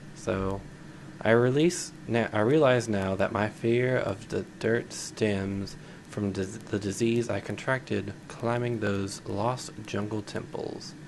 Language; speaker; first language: English; native; English